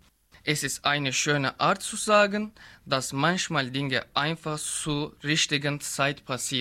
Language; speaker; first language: German; non-native, learner; Turkish